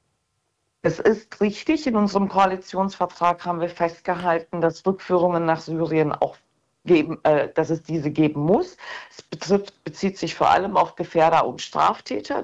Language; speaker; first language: German; early bilingual, other home language; Turkish